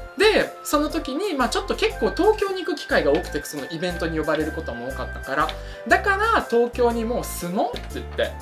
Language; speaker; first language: Japanese; early bilingual, other home language; Russian